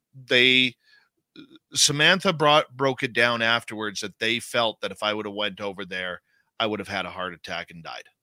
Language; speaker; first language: English; native; English